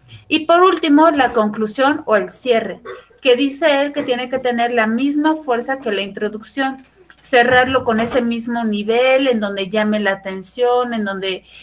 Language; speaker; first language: Spanish; native; Spanish